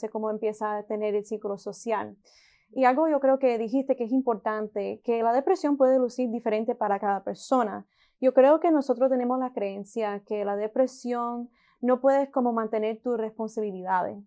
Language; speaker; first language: Spanish; early bilingual, heritage; Spanish